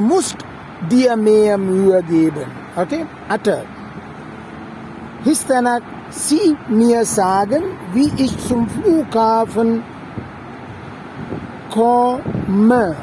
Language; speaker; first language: German; non-native, fluent; Sinhala